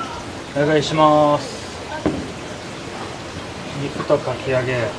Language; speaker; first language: Japanese; native; Japanese